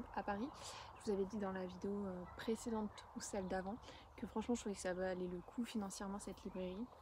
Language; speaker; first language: French; native; French